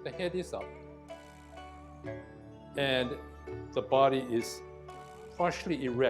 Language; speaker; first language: English; native; English